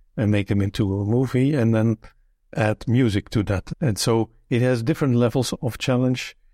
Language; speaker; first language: English; non-native, fluent; Dutch